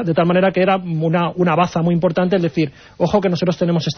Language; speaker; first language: Spanish; native; Spanish